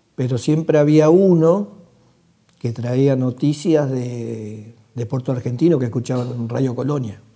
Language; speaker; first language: Spanish; native; Spanish